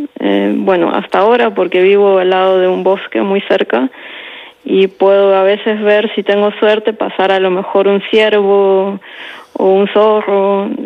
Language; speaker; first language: Spanish; native; Spanish